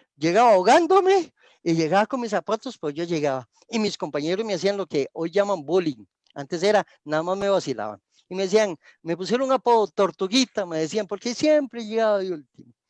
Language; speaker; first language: Spanish; native; Spanish